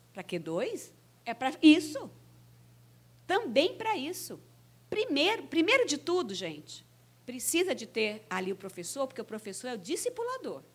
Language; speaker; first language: Portuguese; native; Portuguese